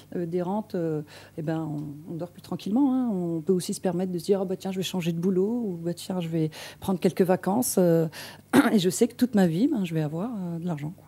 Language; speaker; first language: French; non-native, local second language; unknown